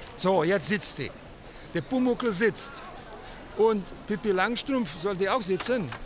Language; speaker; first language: German; non-native, fluent; Italian